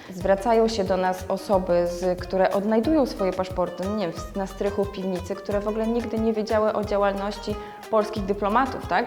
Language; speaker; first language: Polish; native; Polish